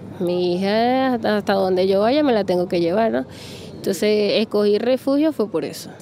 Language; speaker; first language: Spanish; native; Spanish